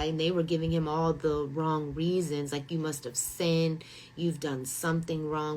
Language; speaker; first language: English; native; English